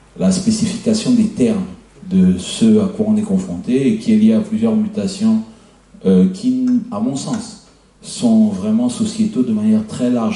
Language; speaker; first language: French; native; French